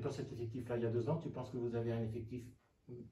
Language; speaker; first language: French; native; French